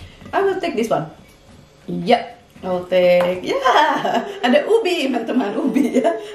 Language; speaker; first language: English; non-native, fluent; Indonesian